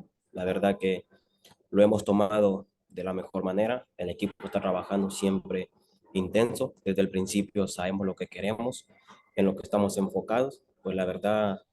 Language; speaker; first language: Spanish; native; Spanish